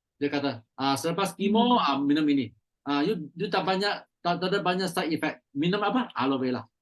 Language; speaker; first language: Malay; non-native, local second language; Chinese